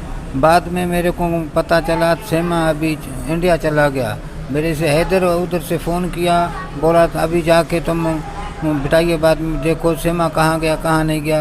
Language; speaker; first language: Hindi; non-native, local second language; Baluchi